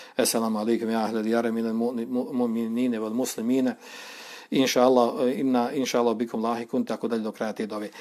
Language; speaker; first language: Bosnian; native; Bosnian